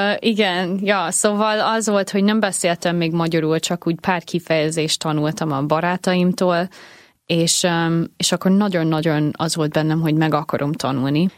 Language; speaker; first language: Hungarian; non-native, fluent; English